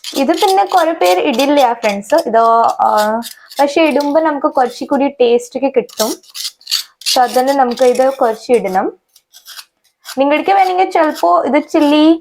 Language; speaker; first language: Malayalam; non-native, learner; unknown